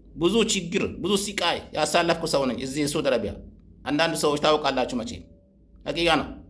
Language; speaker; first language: Amharic; non-native, local second language; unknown